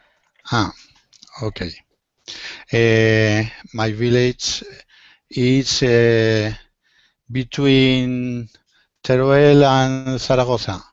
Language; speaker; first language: English; non-native, learner; Spanish